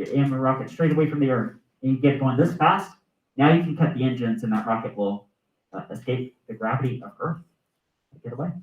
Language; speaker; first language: English; native; English